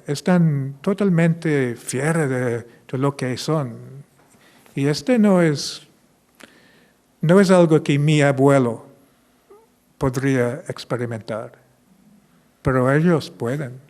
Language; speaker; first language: Spanish; non-native, fluent; English